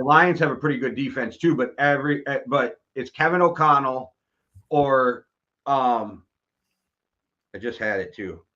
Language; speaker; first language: English; native; English